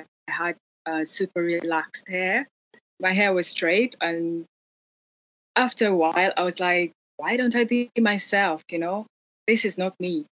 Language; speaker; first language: English; non-native, local second language; Acoli